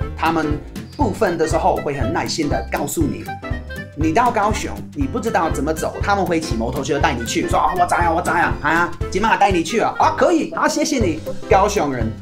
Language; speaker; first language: Chinese; non-native, fluent; English